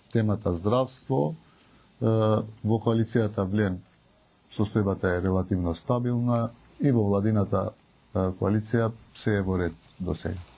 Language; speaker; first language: Macedonian; non-native, local second language; Albanian